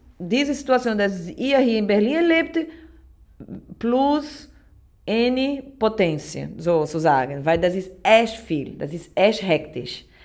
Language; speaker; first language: German; non-native, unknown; Portuguese